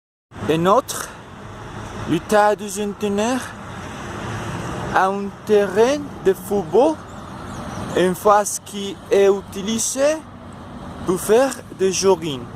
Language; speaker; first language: French; non-native, learner; Spanish